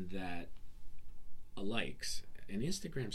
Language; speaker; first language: English; early bilingual, other home language; Serbian